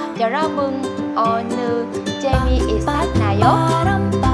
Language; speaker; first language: Korean; non-native, learner; Vietnamese